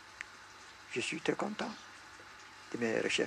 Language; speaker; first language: French; non-native, fluent; Greek